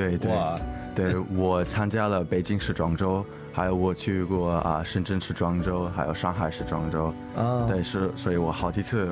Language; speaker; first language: Chinese; early bilingual, heritage; English